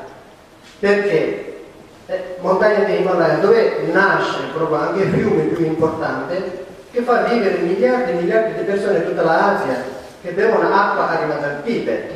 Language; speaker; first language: Italian; non-native, learner; Tibetan